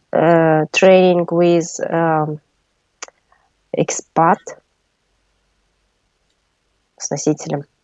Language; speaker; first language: English; non-native, learner; Russian